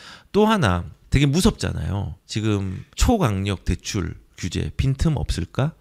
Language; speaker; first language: Korean; native; Korean